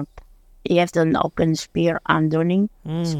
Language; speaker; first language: Dutch; non-native, fluent; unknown